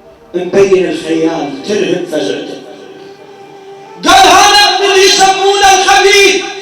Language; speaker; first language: Arabic; native; Arabic